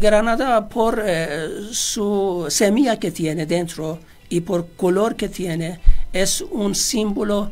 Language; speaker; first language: Spanish; non-native, fluent; Persian